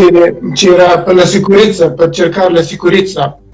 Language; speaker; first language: Italian; non-native, learner; Persian